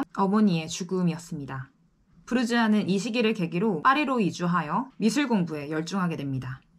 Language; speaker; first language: Korean; native; Korean